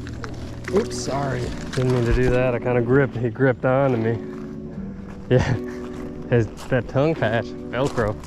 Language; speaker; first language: English; native; English